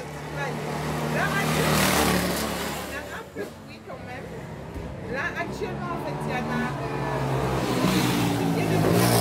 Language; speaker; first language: French; native; French